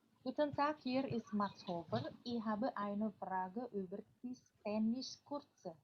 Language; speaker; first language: German; non-native, learner; Indonesian